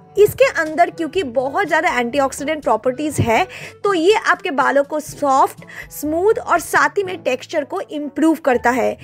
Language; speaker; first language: Hindi; non-native, local second language; Bangla